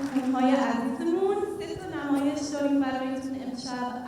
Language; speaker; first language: Persian; early bilingual, heritage; Persian